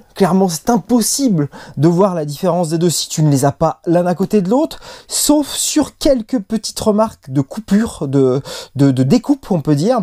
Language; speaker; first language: French; native; French